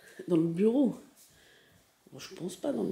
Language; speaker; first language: French; native; French